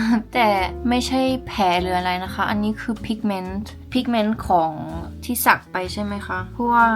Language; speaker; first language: Thai; early bilingual, heritage; Thai